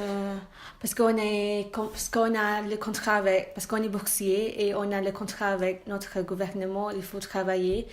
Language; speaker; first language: French; non-native, learner; Malay